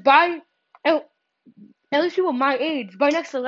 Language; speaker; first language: English; native; English